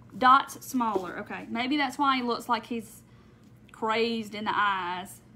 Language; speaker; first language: English; native; English